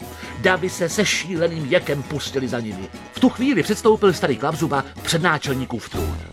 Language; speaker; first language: Czech; native; Czech